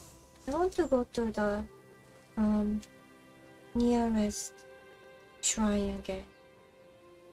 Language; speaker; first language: English; non-native, learner; Japanese